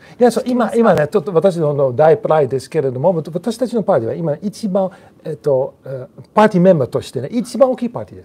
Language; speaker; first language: Japanese; non-native, learner; Dutch